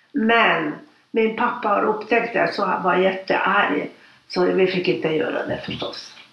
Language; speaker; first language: Swedish; non-native, fluent; Hungarian